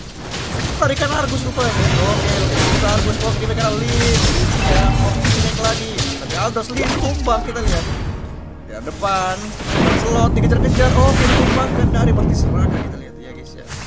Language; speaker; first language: Indonesian; native; Indonesian